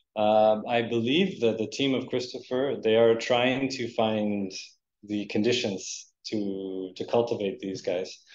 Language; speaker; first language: English; native; English